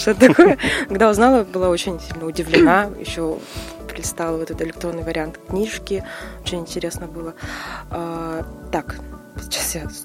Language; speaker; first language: Russian; non-native, local second language; Yakut